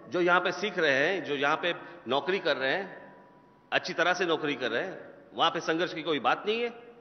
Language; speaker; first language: Hindi; non-native, local second language; Marathi